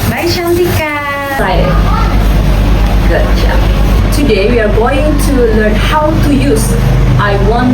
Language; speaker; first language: English; non-native, local second language; Indonesian